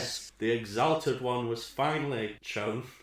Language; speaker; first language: English; native; English